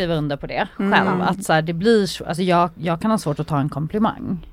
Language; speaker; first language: Swedish; native; Swedish